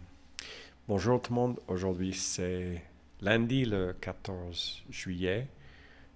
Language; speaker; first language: French; non-native, fluent; English